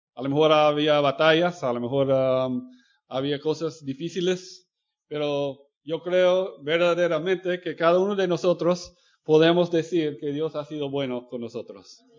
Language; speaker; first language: Spanish; non-native, fluent; English